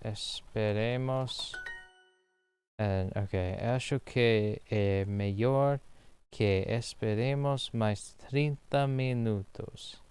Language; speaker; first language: Portuguese; non-native, learner; English